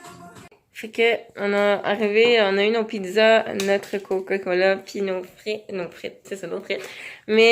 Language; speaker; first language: French; native; French